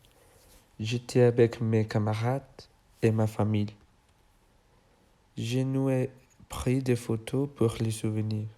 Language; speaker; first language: French; non-native, learner; Spanish